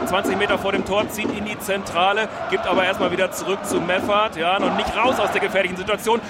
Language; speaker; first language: German; native; German